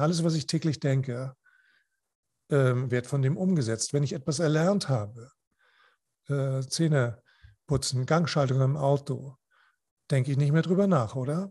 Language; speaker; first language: German; non-native, fluent; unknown